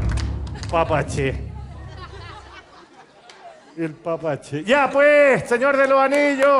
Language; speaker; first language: Spanish; native; Spanish